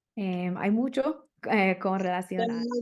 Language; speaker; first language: Spanish; non-native, learner; English